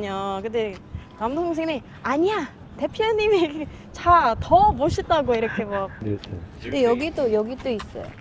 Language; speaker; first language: Korean; non-native, fluent; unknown